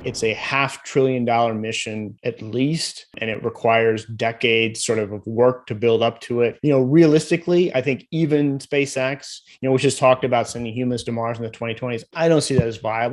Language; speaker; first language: English; native; English